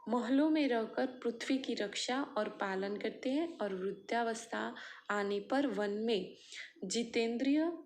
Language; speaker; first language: Hindi; non-native, local second language; Gujarati